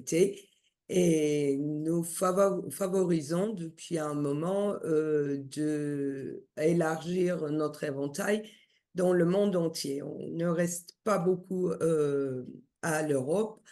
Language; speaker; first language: French; non-native, fluent; Turkish